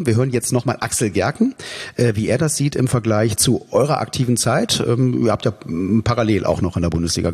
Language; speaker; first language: German; native; German